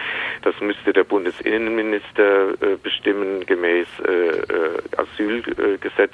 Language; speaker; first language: German; native; German